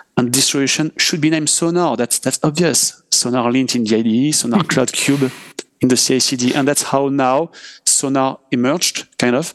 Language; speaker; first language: English; non-native, fluent; French